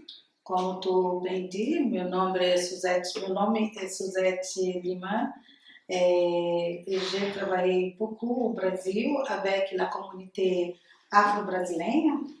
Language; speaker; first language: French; non-native, learner; Portuguese